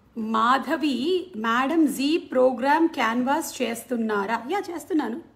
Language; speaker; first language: Telugu; non-native, local second language; Malayalam